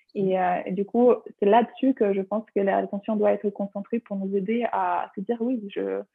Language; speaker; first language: French; non-native, fluent; Ukrainian